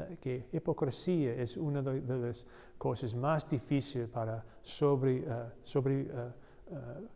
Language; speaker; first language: Spanish; non-native, learner; English